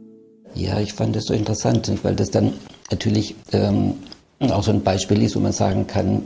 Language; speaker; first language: German; native; German